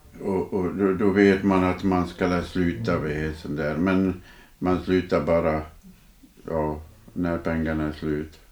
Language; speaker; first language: Swedish; non-native, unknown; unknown